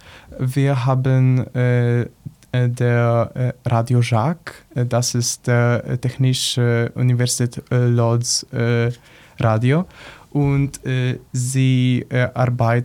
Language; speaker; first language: German; non-native, learner; Polish